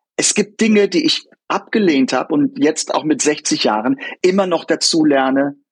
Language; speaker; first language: German; native; German